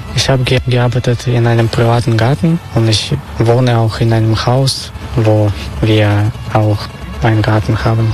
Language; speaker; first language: German; non-native, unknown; Russian